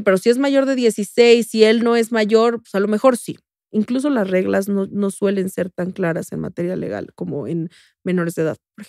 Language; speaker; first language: Spanish; native; Spanish